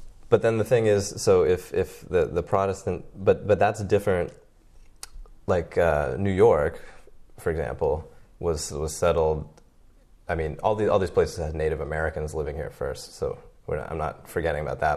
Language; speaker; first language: English; native; English